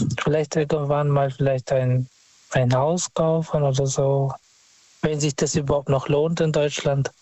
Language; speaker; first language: German; non-native, fluent; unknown